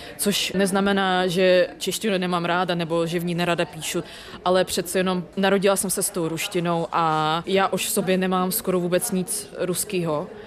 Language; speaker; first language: Czech; non-native, fluent; Russian